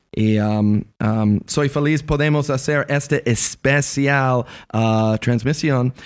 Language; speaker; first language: Spanish; non-native, learner; English